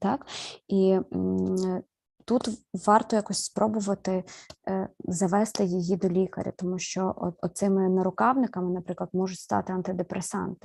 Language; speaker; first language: Ukrainian; native; Ukrainian